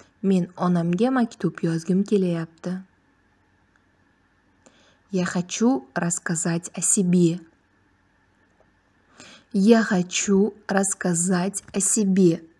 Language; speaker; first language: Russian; non-native, fluent; Uzbek